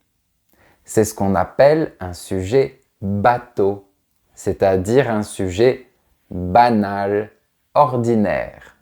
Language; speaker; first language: French; native; French